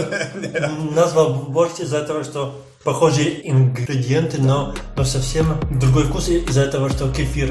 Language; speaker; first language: Russian; non-native, learner; French